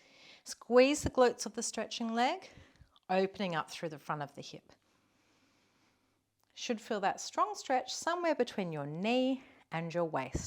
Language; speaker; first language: English; native; English